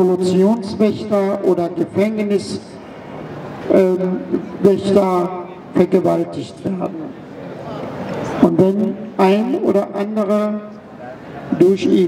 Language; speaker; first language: German; non-native, fluent; Persian